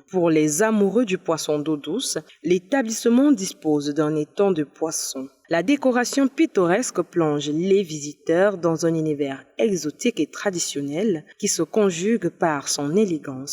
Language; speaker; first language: French; native; French